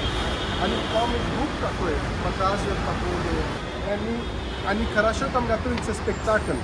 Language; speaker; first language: Russian; non-native, learner; Marathi